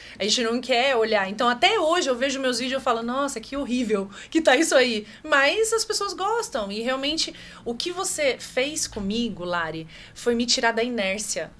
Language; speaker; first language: Portuguese; native; Portuguese